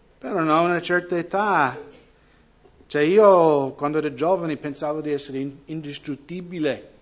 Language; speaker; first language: Italian; non-native, fluent; English